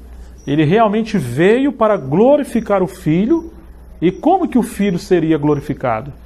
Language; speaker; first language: Portuguese; native; Portuguese